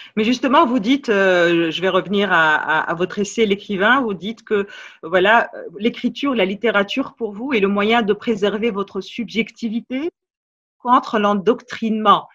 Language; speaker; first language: French; non-native, local second language; Arabic